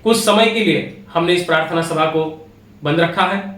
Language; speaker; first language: Hindi; non-native, local second language; Marathi